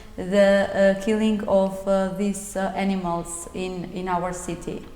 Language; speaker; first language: English; non-native, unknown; Albanian